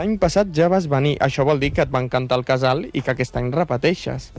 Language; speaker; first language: Catalan; native; Catalan